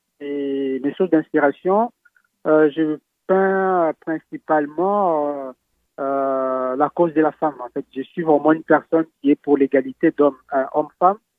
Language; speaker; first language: French; non-native, local second language; Lingala